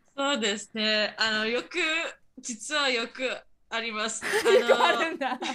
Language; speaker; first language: Japanese; non-native, fluent; English